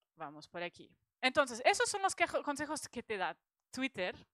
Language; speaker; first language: Spanish; non-native, fluent; German